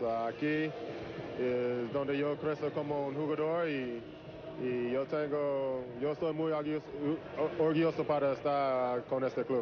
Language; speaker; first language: Spanish; non-native, learner; English